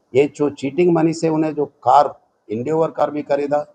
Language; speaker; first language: Hindi; non-native, local second language; Telugu